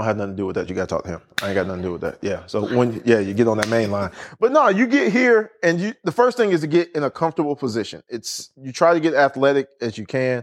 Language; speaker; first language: English; native; English